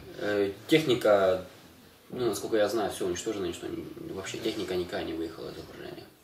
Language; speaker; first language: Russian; non-native, local second language; Ukrainian